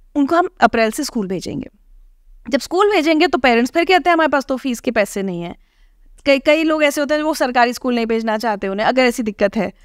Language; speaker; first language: Hindi; native; Hindi